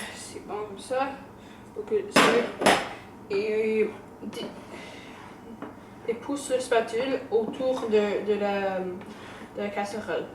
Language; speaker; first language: French; non-native, learner; English